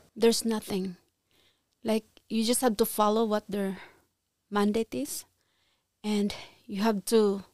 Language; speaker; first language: English; non-native, local second language; Cebuano